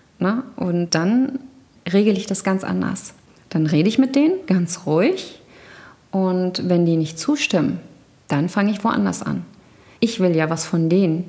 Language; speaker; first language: German; early bilingual, other home language; Turkish